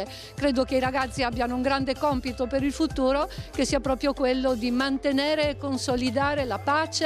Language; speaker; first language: Italian; native; Italian